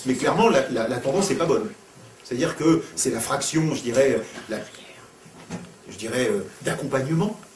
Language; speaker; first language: French; native; French